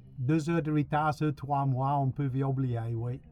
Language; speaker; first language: French; non-native, fluent; English